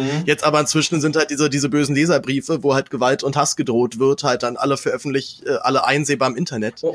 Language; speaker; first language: German; native; German